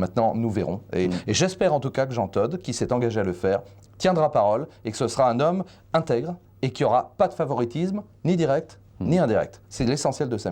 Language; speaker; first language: French; native; French